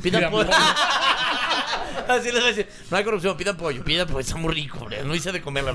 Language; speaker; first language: Spanish; native; Spanish